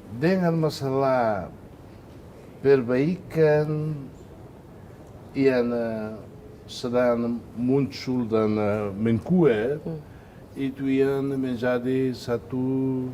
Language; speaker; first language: Indonesian; non-native, fluent; Tetum